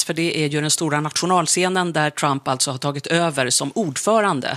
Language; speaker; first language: Swedish; native; Swedish